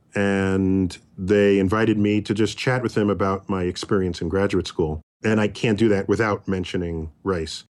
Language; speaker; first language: English; native; English